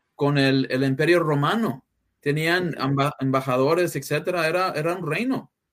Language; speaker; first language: Spanish; early bilingual, heritage; English